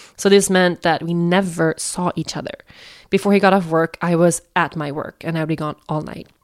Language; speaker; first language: English; non-native, fluent; Swedish